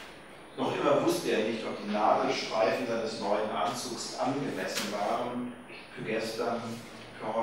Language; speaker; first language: German; native; German